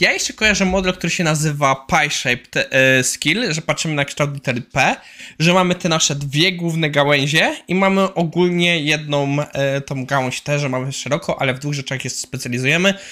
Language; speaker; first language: Polish; native; Polish